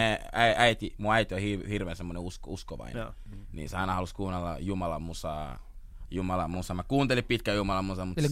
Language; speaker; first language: Finnish; early bilingual, other home language; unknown